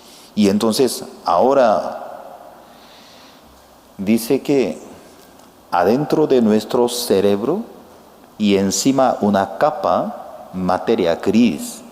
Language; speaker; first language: Spanish; non-native, fluent; Korean